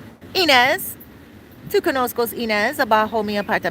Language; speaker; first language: Spanish; non-native, learner; English